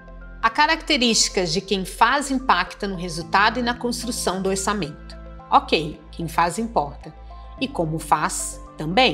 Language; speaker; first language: Portuguese; native; Portuguese